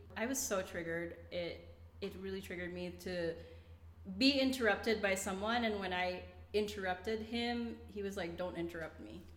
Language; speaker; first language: English; non-native, local second language; Cebuano